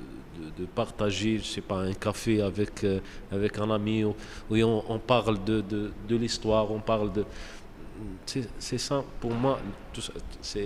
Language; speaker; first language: French; non-native, local second language; Arabic